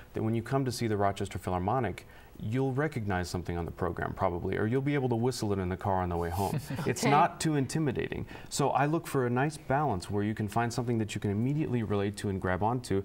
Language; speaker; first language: English; native; English